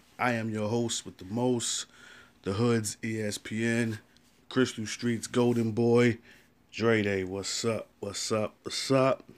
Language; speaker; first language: English; native; English